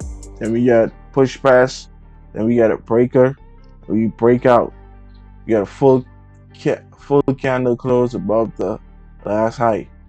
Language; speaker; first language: English; native; English